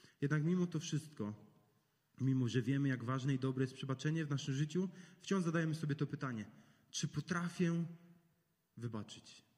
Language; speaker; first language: Polish; native; Polish